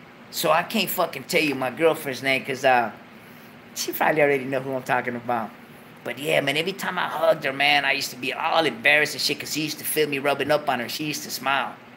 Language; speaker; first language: English; early bilingual, other home language; Spanish